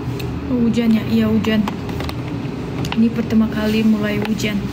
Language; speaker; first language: Indonesian; non-native, fluent; Turkish